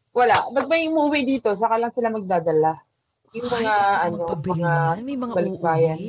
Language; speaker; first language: Filipino; native; Filipino